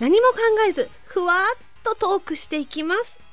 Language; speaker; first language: Japanese; native; Japanese